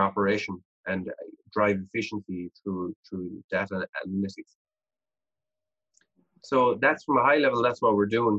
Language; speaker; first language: English; native; English